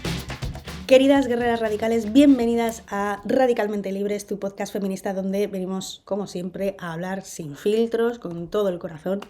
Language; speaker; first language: Spanish; native; Spanish